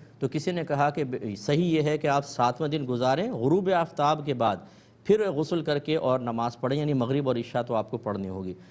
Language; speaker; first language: Urdu; native; Urdu